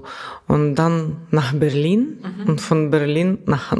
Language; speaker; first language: German; non-native, fluent; Russian